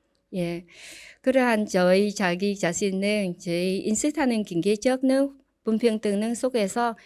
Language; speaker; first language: Korean; non-native, learner; Vietnamese